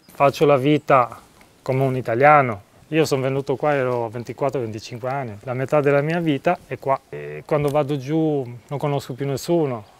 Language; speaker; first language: Italian; non-native, fluent; Albanian